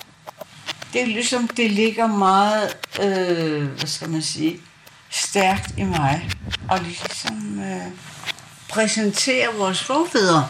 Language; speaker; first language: Danish; non-native, local second language; Kalaallisut